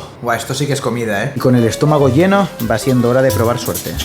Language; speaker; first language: Spanish; native; Spanish